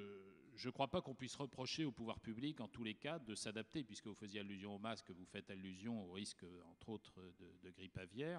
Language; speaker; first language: French; native; French